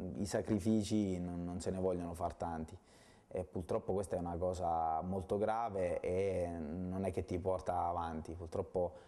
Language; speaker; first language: Italian; native; Italian